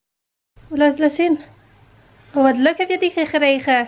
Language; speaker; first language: Dutch; non-native, learner; Filipino